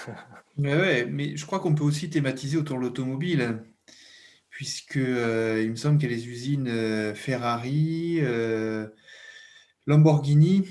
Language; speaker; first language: French; native; French